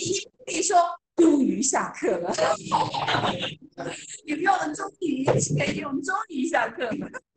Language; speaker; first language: Chinese; non-native, fluent; English